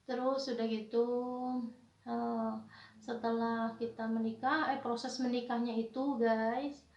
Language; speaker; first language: Indonesian; non-native, local second language; Javanese